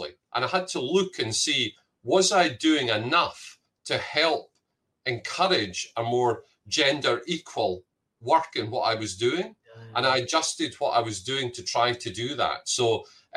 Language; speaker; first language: English; native; English